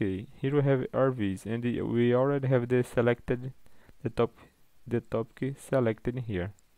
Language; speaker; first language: English; non-native, fluent; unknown